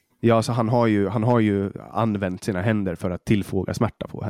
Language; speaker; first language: Swedish; native; Swedish